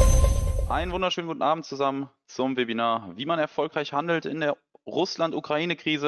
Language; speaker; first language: German; native; German